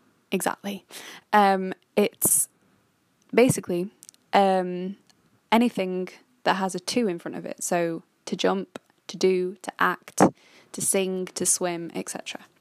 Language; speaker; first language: English; native; English